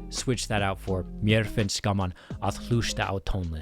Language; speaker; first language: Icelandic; non-native, fluent; English